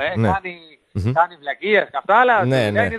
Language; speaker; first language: Greek; non-native, fluent; Spanish